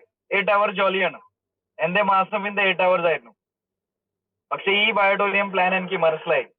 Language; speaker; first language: Malayalam; early bilingual, heritage; Malayalam